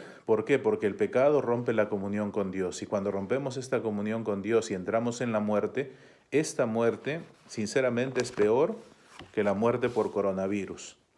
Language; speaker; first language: Spanish; native; Spanish